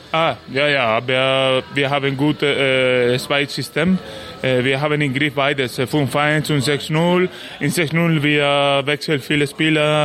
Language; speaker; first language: German; non-native, learner; Spanish